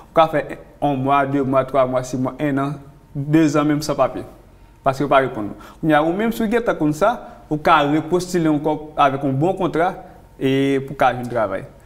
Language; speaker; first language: French; non-native, local second language; Haitian Creole